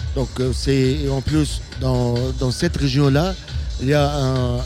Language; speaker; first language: French; non-native, local second language; Arabic